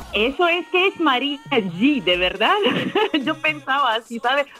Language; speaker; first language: Spanish; non-native, fluent; Russian